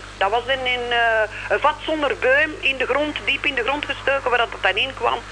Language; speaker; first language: Dutch; native; Dutch